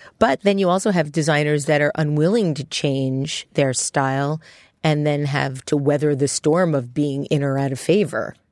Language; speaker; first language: English; native; English